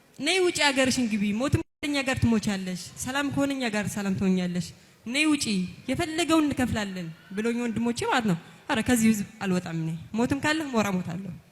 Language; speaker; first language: Amharic; non-native, local second language; Tigrinya